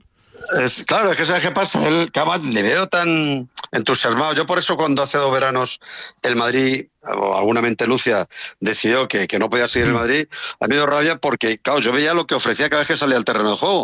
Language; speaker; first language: Spanish; native; Spanish